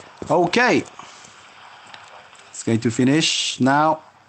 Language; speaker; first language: English; non-native, fluent; French